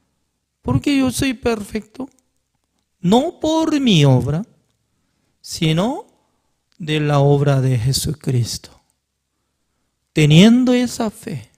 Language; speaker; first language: Spanish; non-native, fluent; Korean